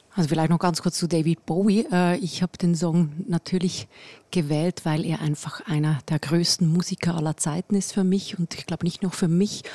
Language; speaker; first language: German; native; German